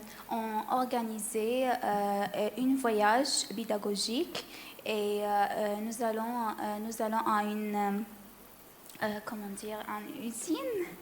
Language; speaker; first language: French; non-native, learner; Arabic